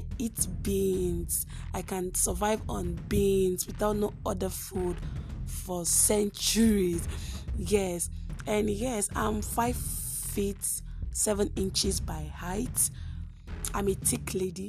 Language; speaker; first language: English; non-native, local second language; Igbo